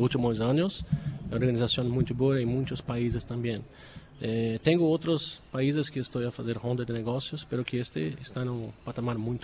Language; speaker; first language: Spanish; non-native, learner; Portuguese